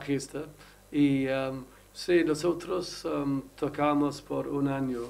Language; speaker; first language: Spanish; non-native, learner; English